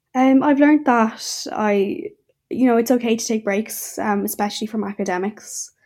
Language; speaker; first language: English; native; English